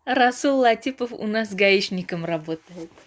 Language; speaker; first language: Russian; non-native, local second language; Tajik